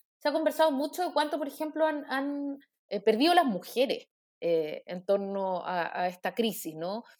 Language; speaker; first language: Spanish; native; Spanish